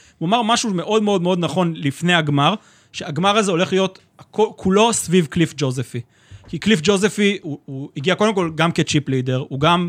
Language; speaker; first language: Hebrew; native; Hebrew